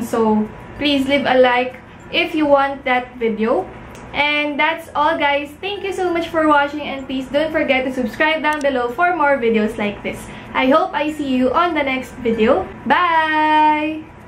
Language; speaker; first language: English; non-native, local second language; Filipino